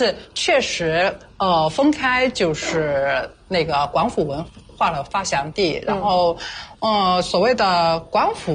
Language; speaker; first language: Chinese; non-native, local second language; Cantonese